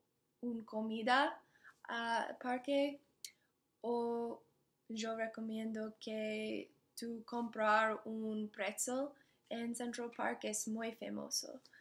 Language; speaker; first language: Spanish; non-native, learner; English